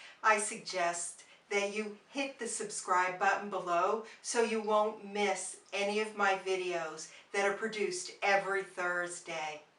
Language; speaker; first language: English; native; English